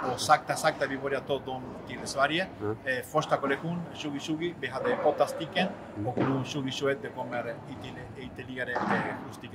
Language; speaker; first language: Swedish; non-native, fluent; Spanish